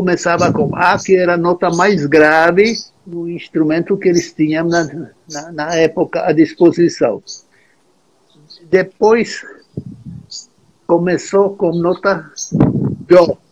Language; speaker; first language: Portuguese; non-native, fluent; Czech